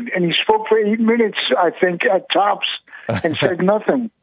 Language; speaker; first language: English; native; English